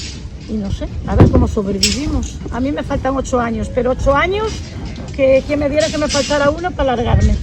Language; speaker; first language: Spanish; native; Spanish